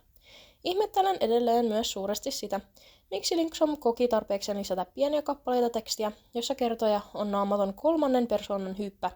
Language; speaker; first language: Finnish; native; Finnish